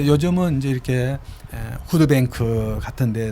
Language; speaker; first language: Korean; native; Korean